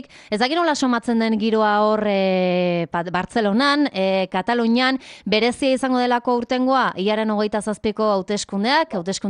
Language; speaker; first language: Basque; native; Basque